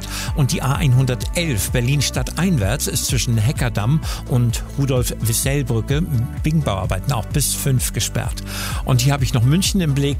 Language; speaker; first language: German; native; German